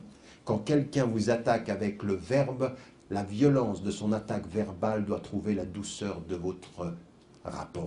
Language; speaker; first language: French; native; French